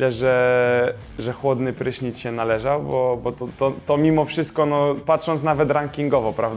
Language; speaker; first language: Polish; native; Polish